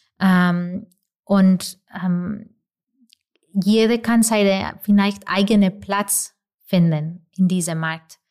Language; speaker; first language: German; non-native, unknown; Spanish